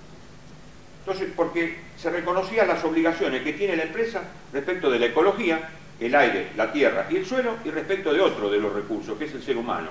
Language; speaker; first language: Spanish; native; Spanish